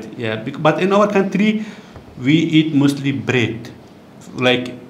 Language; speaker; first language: English; non-native, learner; Persian